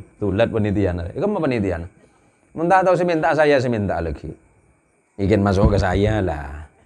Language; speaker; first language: Indonesian; native; Indonesian